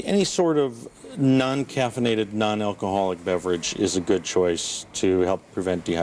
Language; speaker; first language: English; native; English